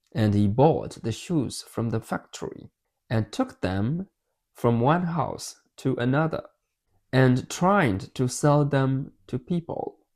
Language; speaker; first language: English; non-native, fluent; Burmese